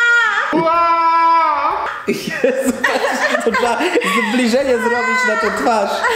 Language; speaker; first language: Polish; native; Polish